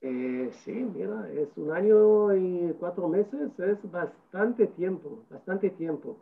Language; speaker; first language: Spanish; non-native, fluent; Hebrew